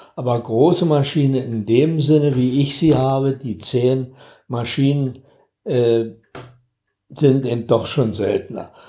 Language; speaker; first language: German; native; German